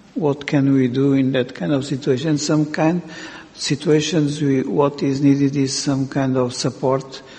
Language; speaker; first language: English; non-native, fluent; Portuguese